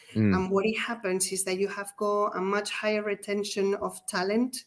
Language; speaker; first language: English; non-native, fluent; Spanish